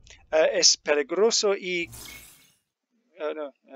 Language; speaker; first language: Spanish; non-native, learner; English